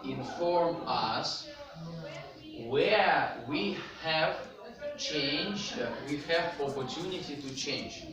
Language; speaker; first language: English; non-native, learner; Russian